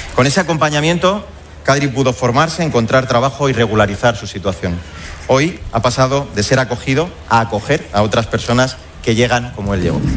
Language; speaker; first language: Spanish; native; Spanish